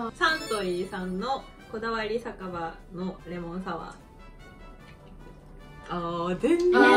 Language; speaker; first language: Japanese; native; Japanese